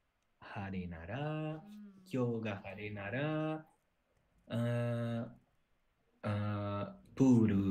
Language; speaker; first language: Japanese; non-native, learner; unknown